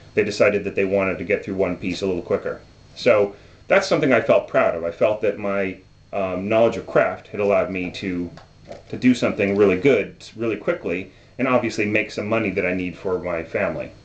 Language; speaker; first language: English; native; English